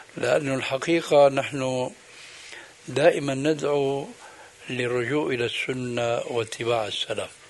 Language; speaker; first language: Arabic; early bilingual, other home language; Albanian